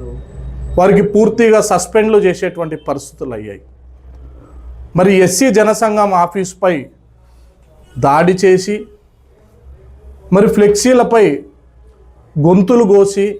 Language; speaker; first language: Telugu; native; Telugu